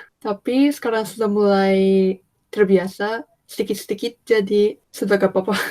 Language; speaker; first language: Indonesian; non-native, learner; Japanese